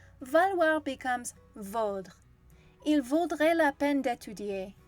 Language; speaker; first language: French; non-native, fluent; English